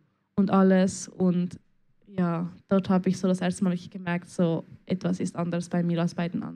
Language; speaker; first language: German; early bilingual, other home language; Spanish